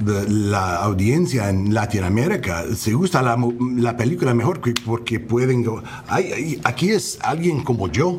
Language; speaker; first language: Spanish; non-native, learner; English